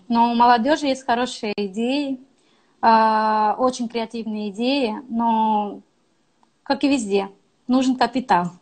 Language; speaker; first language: Russian; non-native, fluent; Spanish